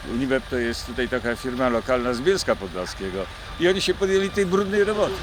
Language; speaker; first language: Polish; native; Polish